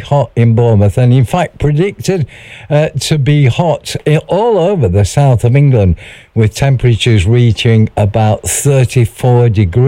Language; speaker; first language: English; native; English